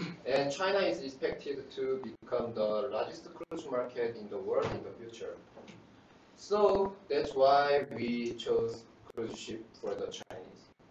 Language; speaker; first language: English; non-native, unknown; Korean